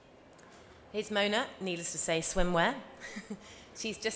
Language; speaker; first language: English; native; English